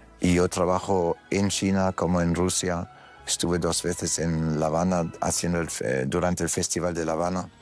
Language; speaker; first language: Spanish; non-native, fluent; German